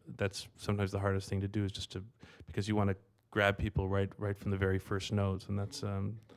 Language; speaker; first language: English; native; English